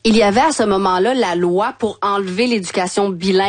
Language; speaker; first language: French; native; French